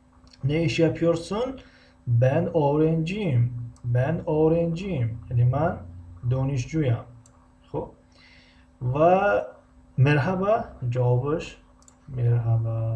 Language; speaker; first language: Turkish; non-native, fluent; Tajik